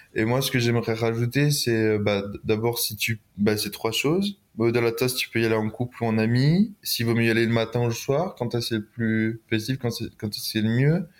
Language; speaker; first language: French; native; French